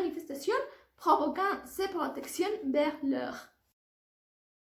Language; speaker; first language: French; non-native, learner; Spanish